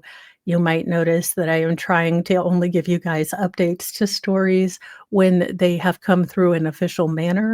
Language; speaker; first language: English; native; English